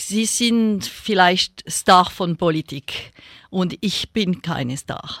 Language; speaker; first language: German; non-native, local second language; French